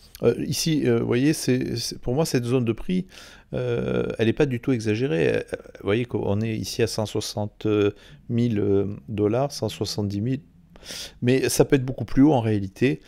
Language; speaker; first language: French; native; French